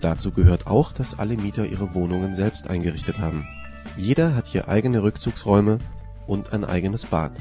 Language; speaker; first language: German; native; German